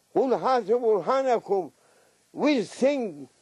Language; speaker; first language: English; non-native, fluent; Turkish